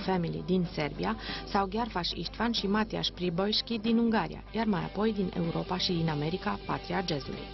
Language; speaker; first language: Romanian; native; Romanian